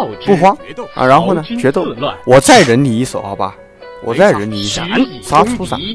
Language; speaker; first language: Chinese; native; Chinese